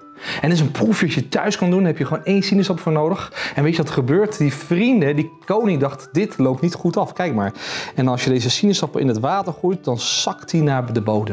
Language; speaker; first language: Dutch; native; Dutch